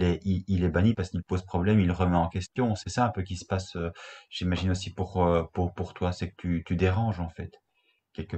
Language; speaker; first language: French; native; French